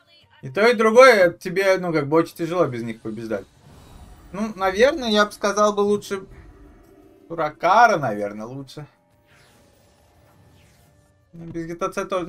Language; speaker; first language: Russian; native; Russian